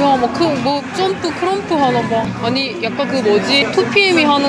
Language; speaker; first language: Korean; native; Korean